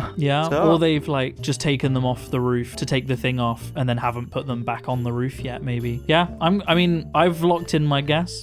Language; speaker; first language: English; native; English